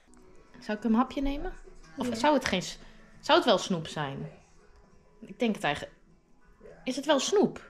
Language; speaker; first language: Dutch; native; Dutch